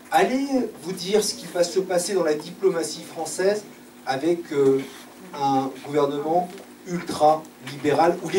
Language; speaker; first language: French; native; French